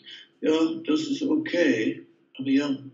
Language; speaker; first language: German; non-native, fluent; Dutch